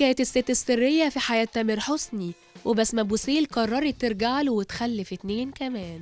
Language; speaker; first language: Arabic; native; Arabic